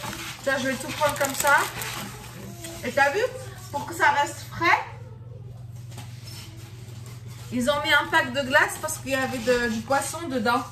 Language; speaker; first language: French; early bilingual, other home language; Turkish